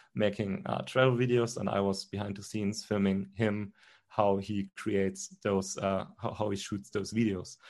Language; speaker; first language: English; non-native, fluent; German